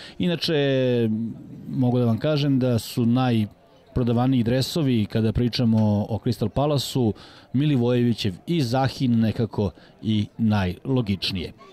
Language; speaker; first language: Serbian; native; Serbian